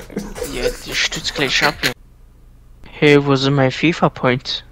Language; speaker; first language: German; native; German